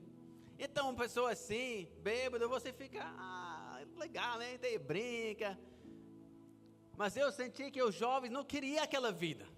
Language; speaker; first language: Portuguese; non-native, fluent; English